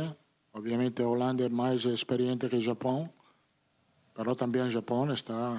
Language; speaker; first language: Portuguese; non-native, learner; Italian